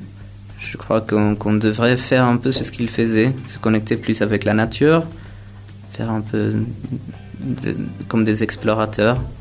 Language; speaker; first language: French; non-native, fluent; Spanish